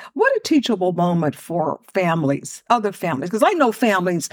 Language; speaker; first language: English; native; English